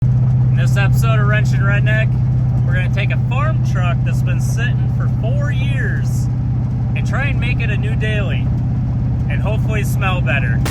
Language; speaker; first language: English; native; English